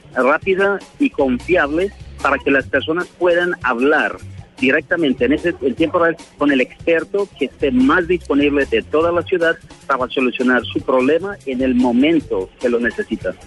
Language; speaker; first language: Spanish; early bilingual, heritage; Spanish